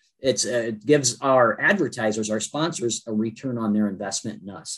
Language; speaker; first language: English; native; English